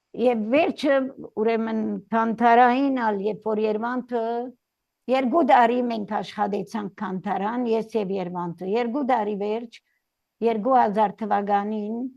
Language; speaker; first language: Armenian; early bilingual, heritage; Armenian